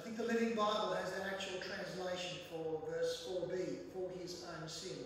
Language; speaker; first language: English; native; English